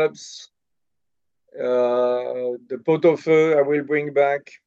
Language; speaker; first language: English; non-native, fluent; French